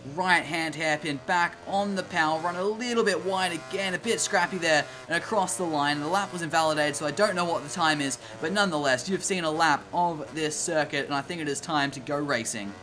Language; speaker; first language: English; native; English